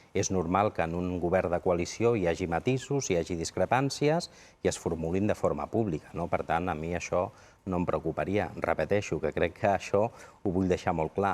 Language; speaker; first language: Catalan; non-native, local second language; Spanish